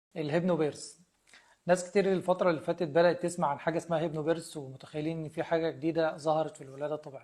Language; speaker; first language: Arabic; native; Arabic